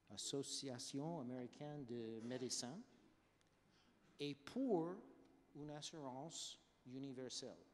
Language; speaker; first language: French; non-native, fluent; English